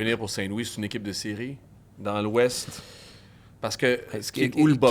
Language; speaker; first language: French; native; French